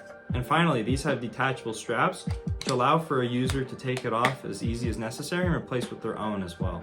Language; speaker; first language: English; native; English